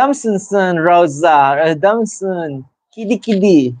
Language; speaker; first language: Turkish; non-native, learner; Filipino